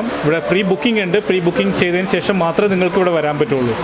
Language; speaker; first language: Malayalam; native; Malayalam